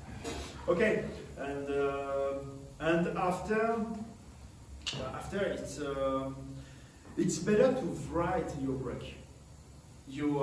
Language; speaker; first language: English; non-native, learner; French